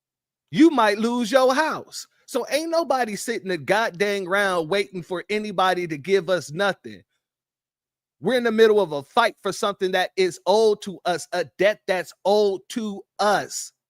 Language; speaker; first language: English; native; English